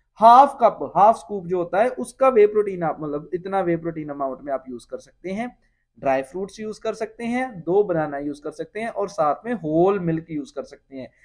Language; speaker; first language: Hindi; non-native, local second language; Punjabi